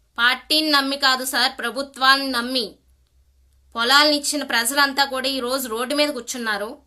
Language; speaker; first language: Telugu; native; Telugu